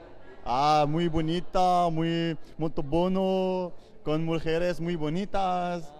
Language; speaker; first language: Portuguese; non-native, learner; French